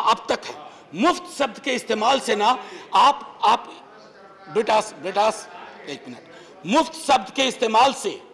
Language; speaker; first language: Hindi; native; Hindi